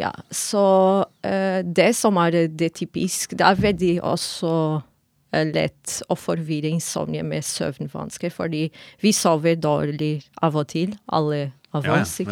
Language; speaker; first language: Norwegian; non-native, fluent; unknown